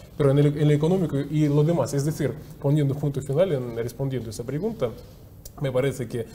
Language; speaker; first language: Spanish; non-native, fluent; Russian